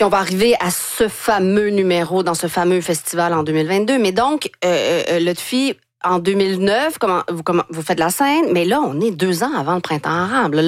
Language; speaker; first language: French; native; French